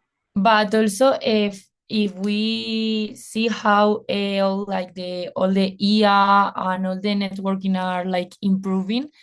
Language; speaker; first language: English; non-native, fluent; Spanish